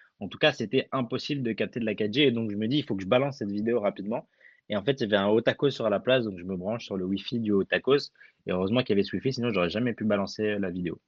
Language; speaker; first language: French; early bilingual, other home language; Arabic